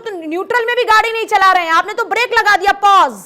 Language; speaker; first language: Hindi; native; Hindi